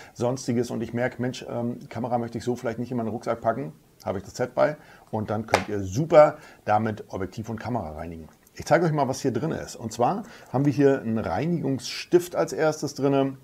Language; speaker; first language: German; native; German